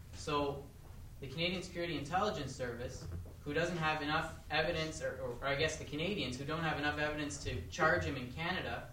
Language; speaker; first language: English; native; English